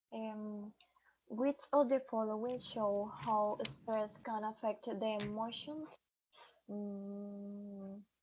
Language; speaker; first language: English; non-native, learner; Spanish